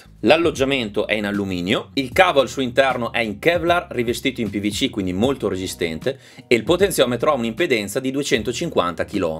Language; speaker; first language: Italian; native; Italian